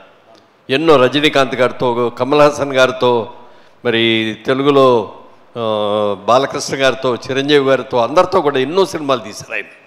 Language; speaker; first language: Telugu; native; Telugu